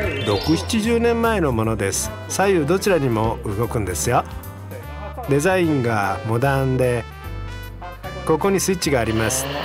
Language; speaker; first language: Japanese; non-native, fluent; Chinese